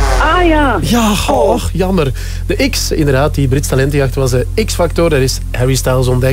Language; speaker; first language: Dutch; native; Dutch